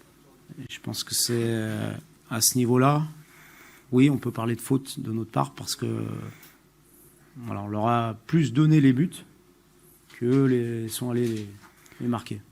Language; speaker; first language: French; native; French